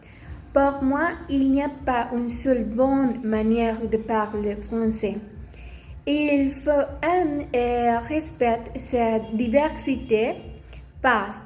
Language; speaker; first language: French; non-native, learner; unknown